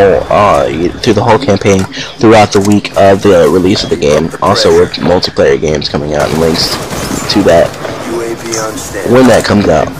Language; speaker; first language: English; native; English